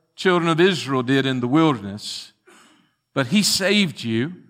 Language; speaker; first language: English; native; English